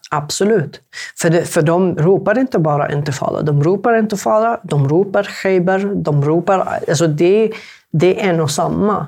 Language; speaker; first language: Swedish; non-native, fluent; Arabic